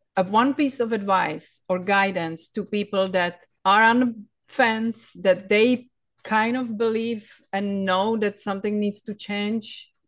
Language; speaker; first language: English; non-native, fluent; Czech